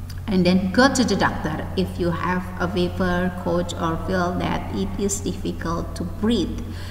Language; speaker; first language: English; non-native, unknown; Indonesian